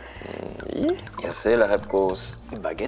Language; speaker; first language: Estonian; non-native, fluent; French